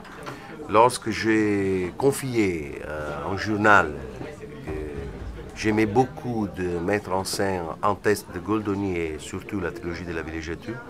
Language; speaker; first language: French; non-native, fluent; Italian